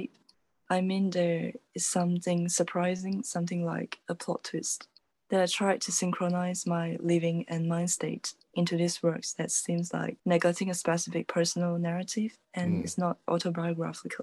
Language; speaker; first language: English; non-native, local second language; Chinese